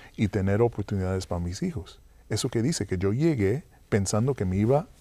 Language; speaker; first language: Spanish; early bilingual, heritage; Spanish